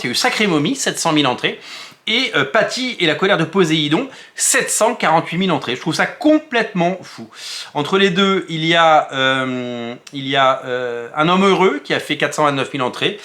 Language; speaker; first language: French; native; French